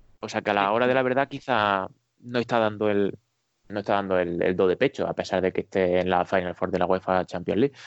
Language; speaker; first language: Spanish; native; Spanish